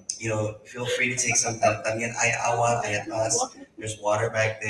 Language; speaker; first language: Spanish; early bilingual, heritage; Spanish